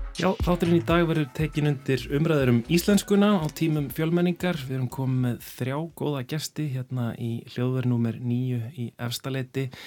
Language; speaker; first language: Icelandic; native; Icelandic